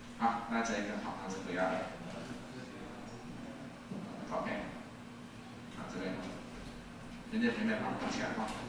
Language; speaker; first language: Chinese; native; Chinese